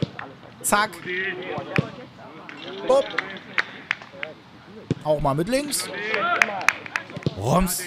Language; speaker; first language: German; native; German